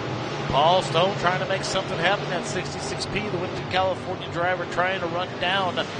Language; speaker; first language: English; native; English